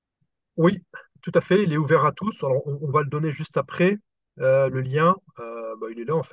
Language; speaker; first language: French; native; French